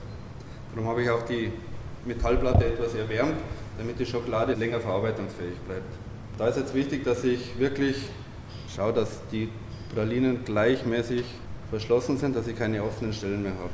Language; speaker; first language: German; native; German